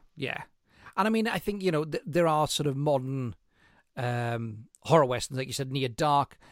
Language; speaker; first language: English; native; English